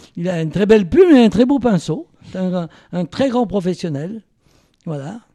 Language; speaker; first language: French; native; French